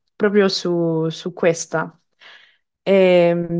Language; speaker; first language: Italian; non-native, fluent; English